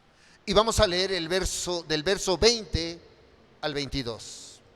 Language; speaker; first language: Spanish; native; Spanish